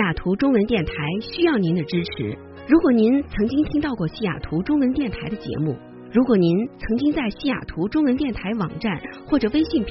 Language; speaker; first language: Chinese; native; Chinese